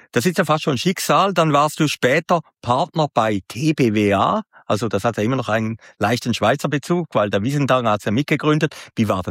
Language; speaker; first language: German; native; German